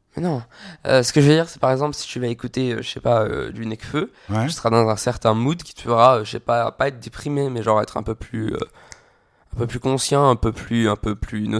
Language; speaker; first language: French; native; French